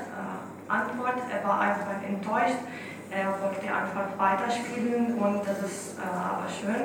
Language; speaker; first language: German; non-native, fluent; Italian